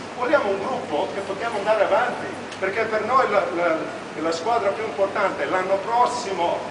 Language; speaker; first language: Italian; non-native, fluent; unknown